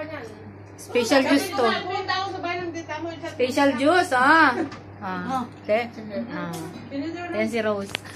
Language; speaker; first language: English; non-native, local second language; Filipino